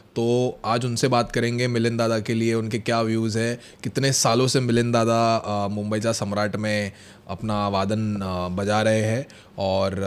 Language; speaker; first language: Hindi; non-native, local second language; Marathi